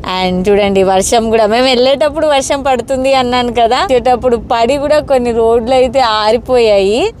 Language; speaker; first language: Telugu; native; Telugu